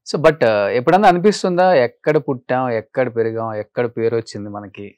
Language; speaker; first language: Telugu; native; Telugu